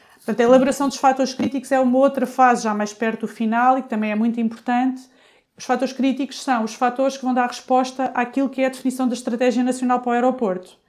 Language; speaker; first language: Portuguese; native; Portuguese